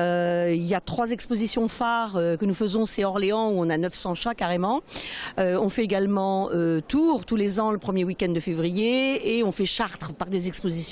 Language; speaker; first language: French; native; French